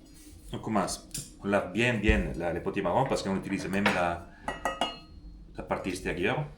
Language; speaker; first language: French; non-native, fluent; Italian